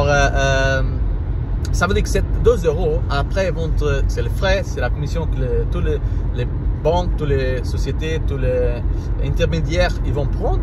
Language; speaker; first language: French; non-native, learner; Portuguese